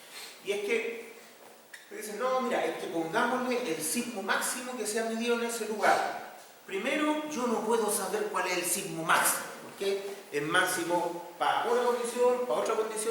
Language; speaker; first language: Spanish; native; Spanish